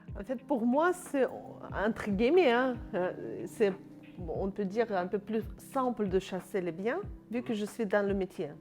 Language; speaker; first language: French; non-native, fluent; Russian